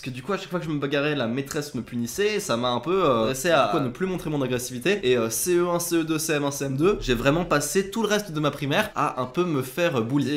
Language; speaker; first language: French; native; French